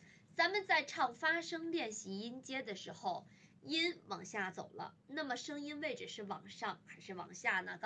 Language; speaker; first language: Chinese; native; Chinese